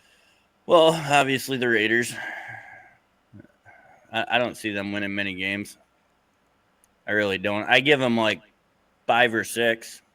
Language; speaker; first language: English; native; English